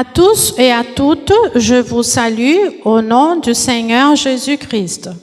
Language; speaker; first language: French; non-native, fluent; Portuguese